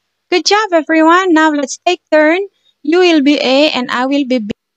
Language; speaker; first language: English; non-native, fluent; Indonesian